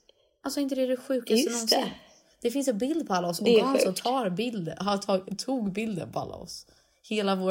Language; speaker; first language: Swedish; native; Swedish